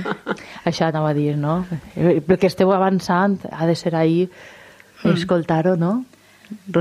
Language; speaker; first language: Catalan; native; Catalan